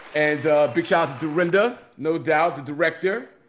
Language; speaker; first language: English; native; English